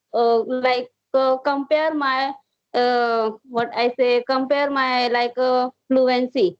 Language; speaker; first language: English; non-native, learner; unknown